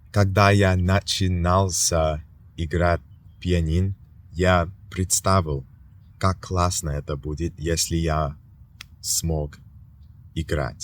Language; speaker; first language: Russian; non-native, learner; English